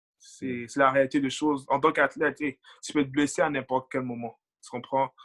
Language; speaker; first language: French; early bilingual, other home language; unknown